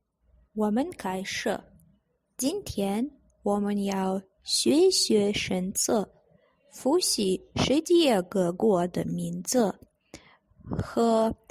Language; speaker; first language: Chinese; non-native, fluent; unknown